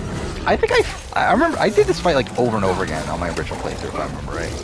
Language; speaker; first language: English; native; English